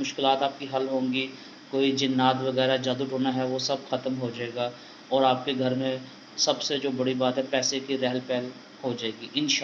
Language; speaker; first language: Hindi; non-native, local second language; Punjabi